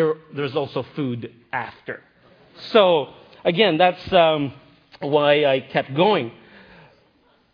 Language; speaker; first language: English; non-native, local second language; Filipino